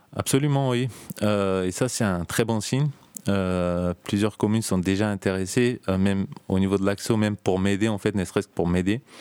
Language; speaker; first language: French; early bilingual, other home language; Turkish